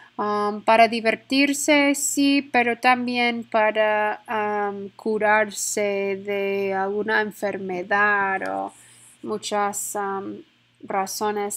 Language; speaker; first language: Spanish; non-native, fluent; English